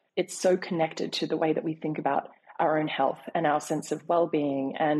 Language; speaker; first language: English; native; English